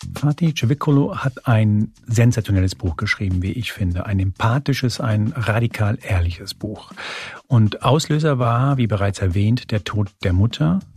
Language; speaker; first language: German; early bilingual, other home language; Spanish